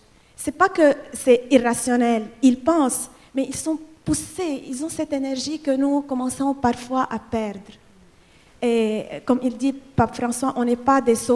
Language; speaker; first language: French; non-native, fluent; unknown